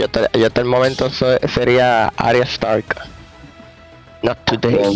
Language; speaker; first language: Spanish; native; Spanish